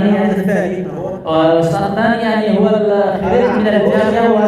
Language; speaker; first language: Arabic; non-native, learner; Indonesian